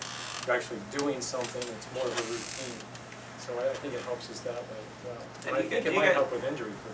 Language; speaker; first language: English; native; English